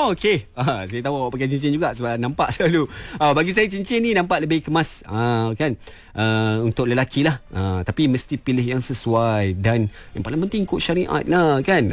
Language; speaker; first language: Malay; native; Malay